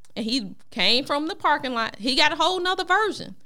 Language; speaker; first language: English; native; English